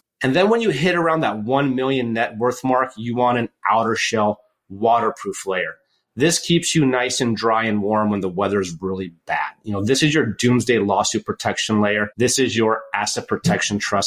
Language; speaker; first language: English; native; English